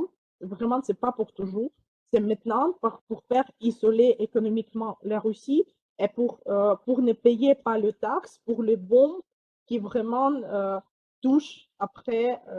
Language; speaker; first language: French; non-native, fluent; Ukrainian